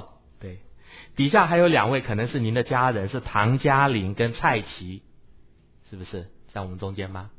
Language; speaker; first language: Chinese; native; Chinese